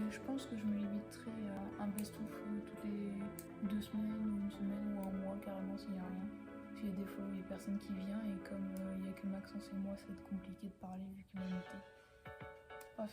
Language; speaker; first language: French; native; French